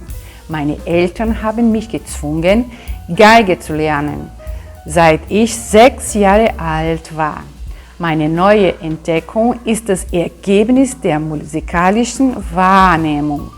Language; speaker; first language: German; non-native, fluent; Portuguese